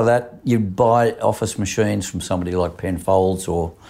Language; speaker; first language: English; native; English